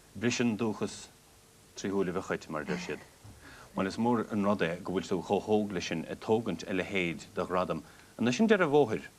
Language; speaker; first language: Irish; native; Irish